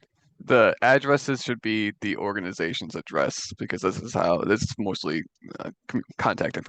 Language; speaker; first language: English; native; English